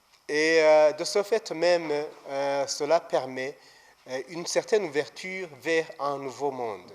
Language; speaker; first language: French; non-native, local second language; Rundi